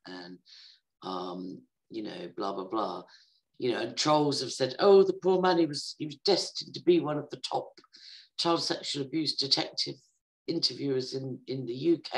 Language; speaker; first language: English; native; English